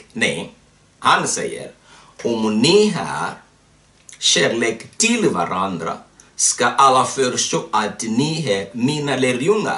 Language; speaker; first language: Swedish; non-native, fluent; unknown